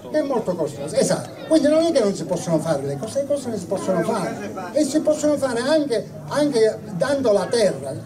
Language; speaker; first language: Italian; native; Italian